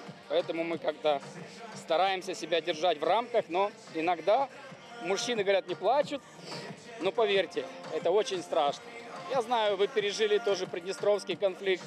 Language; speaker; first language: Russian; native; Russian